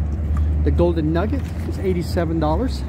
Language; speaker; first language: English; native; English